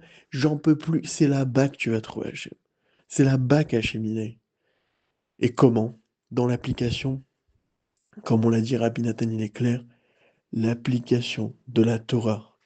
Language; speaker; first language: French; native; French